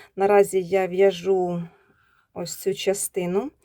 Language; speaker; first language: Ukrainian; native; Ukrainian